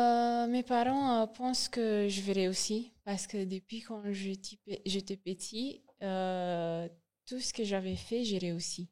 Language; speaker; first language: French; non-native, learner; Romanian